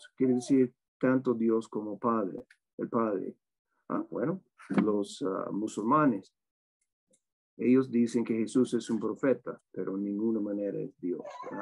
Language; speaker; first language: Spanish; non-native, fluent; English